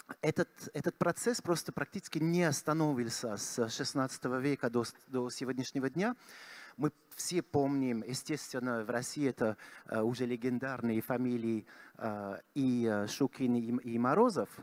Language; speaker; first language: Russian; non-native, fluent; French